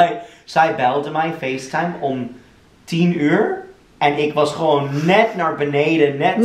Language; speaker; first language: Dutch; non-native, fluent; English